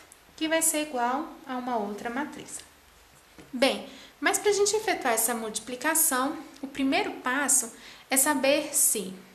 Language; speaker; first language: Portuguese; native; Portuguese